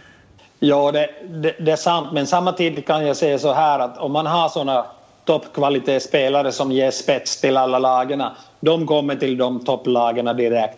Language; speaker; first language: Swedish; non-native, fluent; Finnish